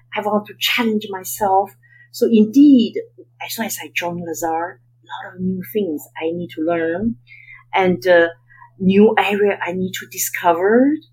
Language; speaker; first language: English; non-native, fluent; Chinese